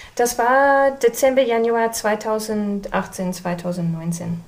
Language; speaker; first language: German; non-native, fluent; English